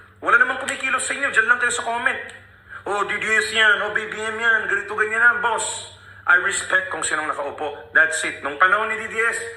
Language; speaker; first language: Filipino; early bilingual, other home language; Punjabi